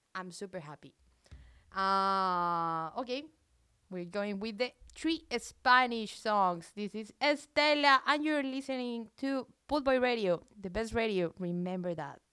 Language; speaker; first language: English; non-native, fluent; Spanish